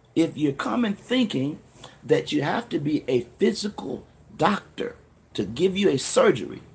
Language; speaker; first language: English; native; English